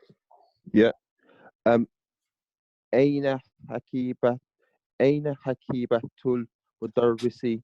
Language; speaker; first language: Arabic; non-native, learner; English